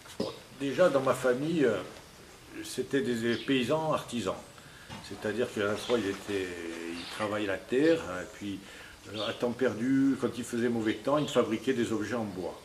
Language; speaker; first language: French; native; French